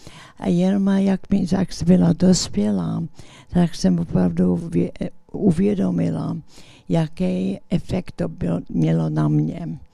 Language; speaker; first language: Czech; early bilingual, heritage; English